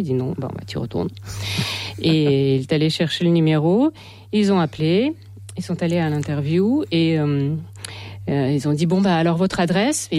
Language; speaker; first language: French; non-native, fluent; Russian